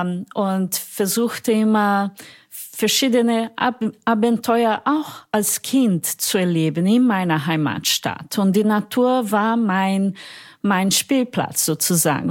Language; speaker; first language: German; non-native, fluent; Portuguese